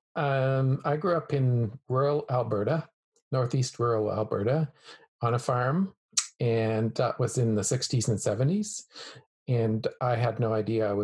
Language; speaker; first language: English; native; English